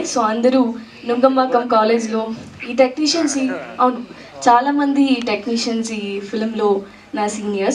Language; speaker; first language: Telugu; non-native, learner; Tamil